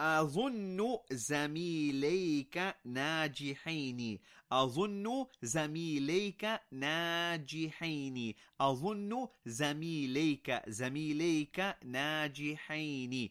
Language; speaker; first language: Arabic; non-native, fluent; English